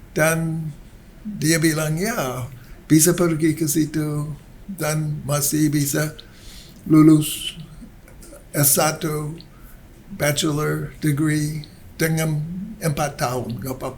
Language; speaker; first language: Indonesian; non-native, learner; English